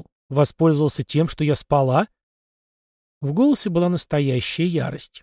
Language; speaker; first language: Russian; native; Russian